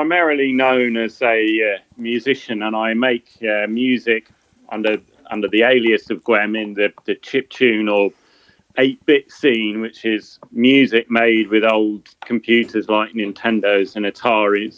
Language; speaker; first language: English; native; English